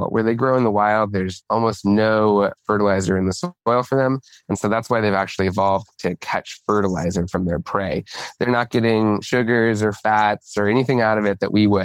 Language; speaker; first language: English; native; English